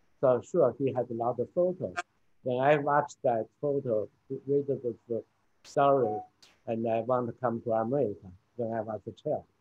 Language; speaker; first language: English; non-native, fluent; Chinese